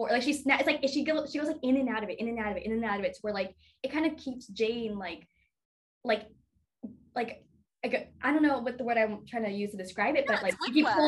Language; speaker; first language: English; native; English